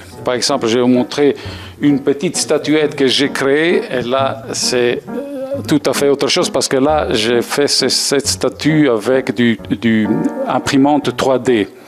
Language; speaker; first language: French; non-native, fluent; Italian